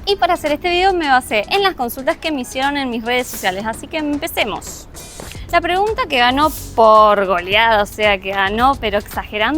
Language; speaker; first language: Spanish; native; Spanish